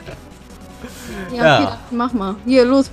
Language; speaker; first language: German; native; German